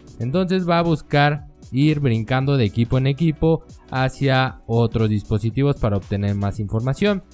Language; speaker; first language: Spanish; native; Spanish